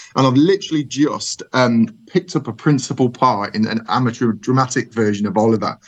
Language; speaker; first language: English; native; English